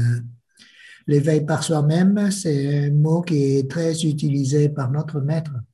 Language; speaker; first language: French; non-native, fluent; Vietnamese